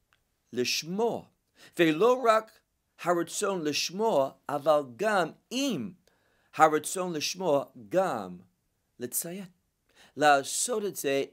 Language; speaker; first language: Hebrew; non-native, fluent; English